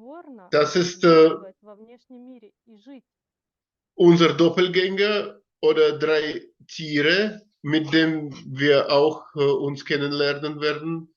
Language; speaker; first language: German; non-native, learner; Russian